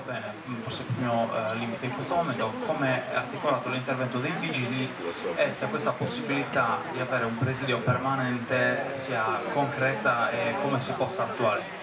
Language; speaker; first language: Italian; native; Italian